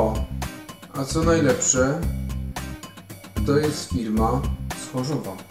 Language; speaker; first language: Polish; native; Polish